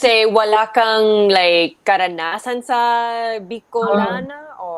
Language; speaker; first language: Filipino; early bilingual, heritage; English